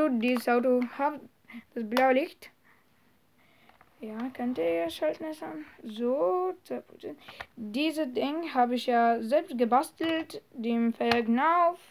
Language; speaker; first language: German; non-native, learner; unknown